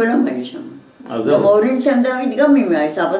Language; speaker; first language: Hebrew; non-native, learner; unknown